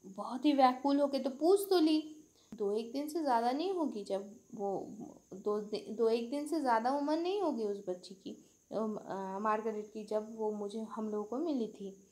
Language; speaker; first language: Hindi; non-native, local second language; Bangla